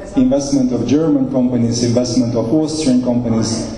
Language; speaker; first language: English; non-native, fluent; Romanian